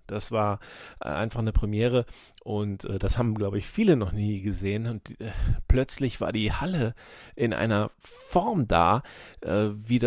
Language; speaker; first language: German; native; German